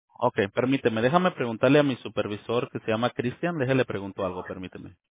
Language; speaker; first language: Spanish; early bilingual, heritage; Spanish